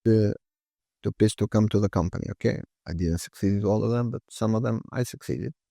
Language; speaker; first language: English; non-native, fluent; Albanian